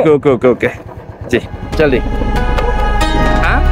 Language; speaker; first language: Hindi; non-native, learner; Bangla